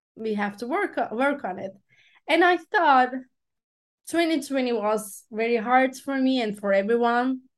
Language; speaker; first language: English; non-native, fluent; Turkish